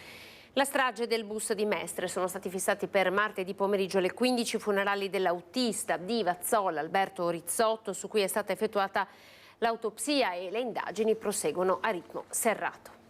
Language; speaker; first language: Italian; native; Italian